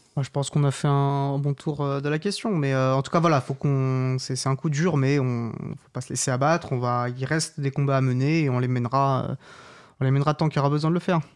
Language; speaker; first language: French; native; French